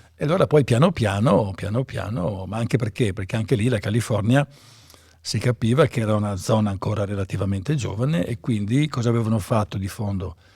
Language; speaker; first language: Italian; native; Italian